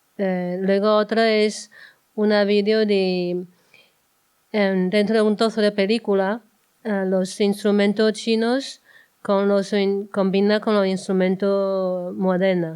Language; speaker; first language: Spanish; non-native, learner; Chinese